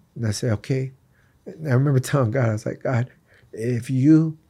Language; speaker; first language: English; native; English